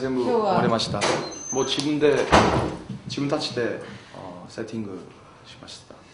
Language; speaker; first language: Japanese; non-native, learner; Korean